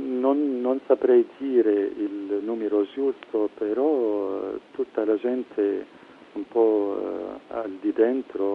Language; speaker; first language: Italian; non-native, fluent; Arabic